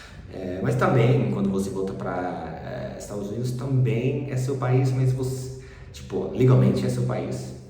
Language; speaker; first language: Portuguese; early bilingual, other home language; English